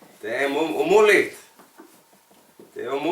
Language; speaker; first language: Danish; non-native, learner; Icelandic